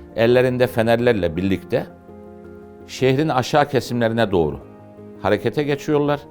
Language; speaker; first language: Turkish; native; Turkish